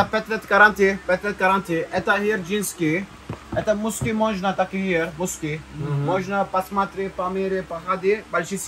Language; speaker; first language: Russian; non-native, learner; Turkish